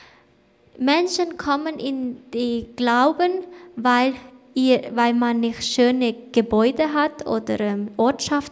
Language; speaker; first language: German; non-native, fluent; Thai